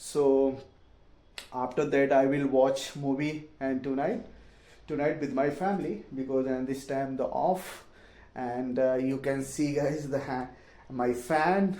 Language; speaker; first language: English; non-native, learner; Hindi